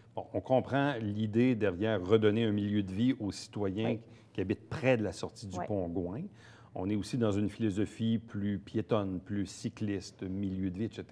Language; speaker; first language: French; native; French